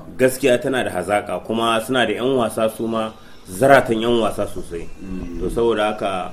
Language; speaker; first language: Hausa; non-native, local second language; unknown